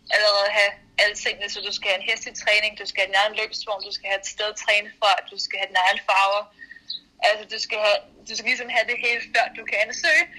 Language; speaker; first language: Danish; native; Danish